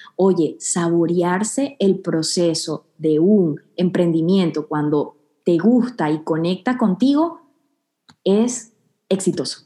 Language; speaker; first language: Spanish; native; Spanish